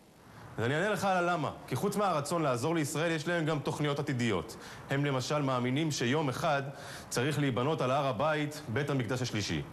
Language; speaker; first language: Hebrew; native; Hebrew